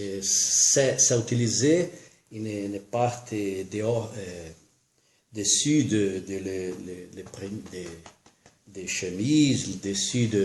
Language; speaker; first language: French; non-native, learner; Portuguese